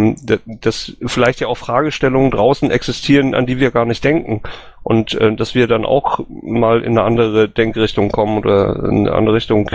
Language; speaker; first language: German; native; German